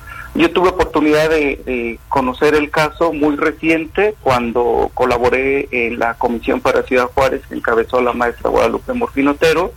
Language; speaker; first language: Spanish; native; Spanish